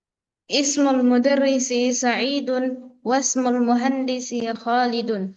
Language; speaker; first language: Arabic; non-native, fluent; Indonesian